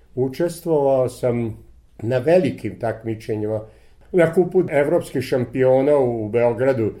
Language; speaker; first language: Serbian; native; Serbian